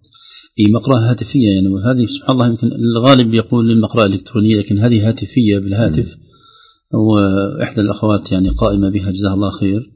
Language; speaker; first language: Arabic; native; Arabic